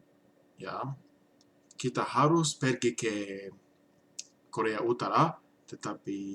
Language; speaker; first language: Indonesian; non-native, learner; English